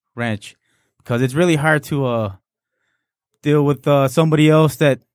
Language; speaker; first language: English; non-native, fluent; Spanish